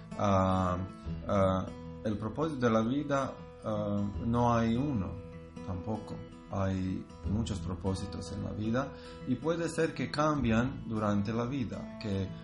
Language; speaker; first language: Spanish; non-native, learner; Croatian